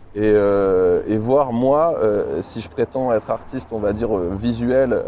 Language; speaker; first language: French; native; French